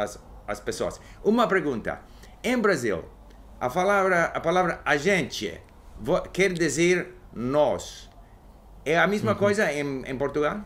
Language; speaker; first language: Portuguese; non-native, learner; English